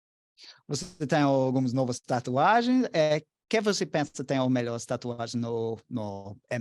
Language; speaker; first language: Portuguese; non-native, learner; English